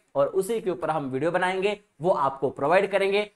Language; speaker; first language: Hindi; non-native, local second language; Marathi